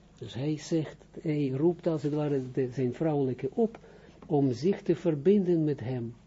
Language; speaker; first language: Dutch; non-native, fluent; Russian